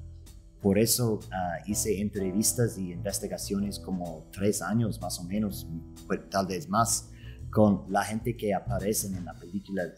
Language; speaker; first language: Spanish; non-native, fluent; English